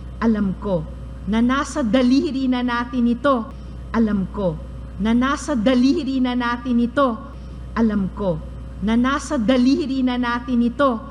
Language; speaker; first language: Filipino; native; Filipino